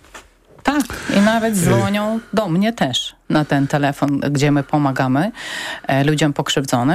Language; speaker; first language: Polish; non-native, learner; Ukrainian